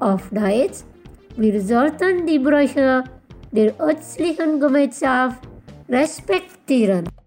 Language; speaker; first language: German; non-native, fluent; Indonesian